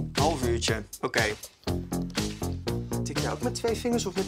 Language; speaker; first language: Dutch; native; Dutch